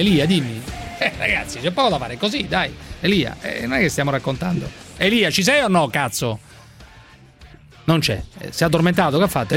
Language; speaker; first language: Italian; native; Italian